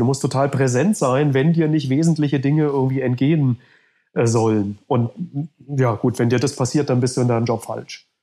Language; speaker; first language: German; native; German